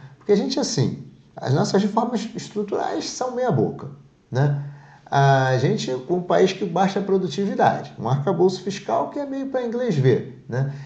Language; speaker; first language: Portuguese; native; Portuguese